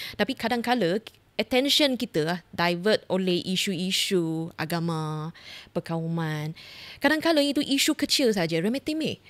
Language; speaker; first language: Malay; non-native, local second language; Chinese